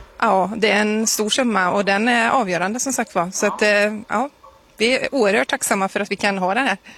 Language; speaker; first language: Swedish; native; Swedish